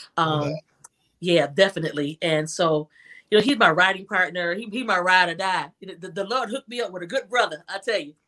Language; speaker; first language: English; native; English